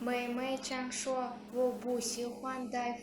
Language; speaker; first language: Chinese; non-native, learner; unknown